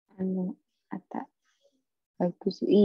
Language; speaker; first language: Indonesian; native; Indonesian